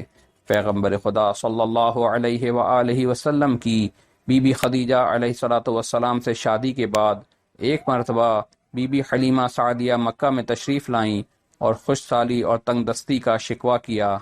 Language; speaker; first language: Urdu; native; Urdu